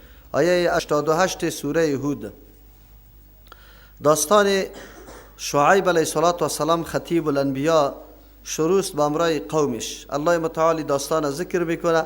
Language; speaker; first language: Persian; native; Persian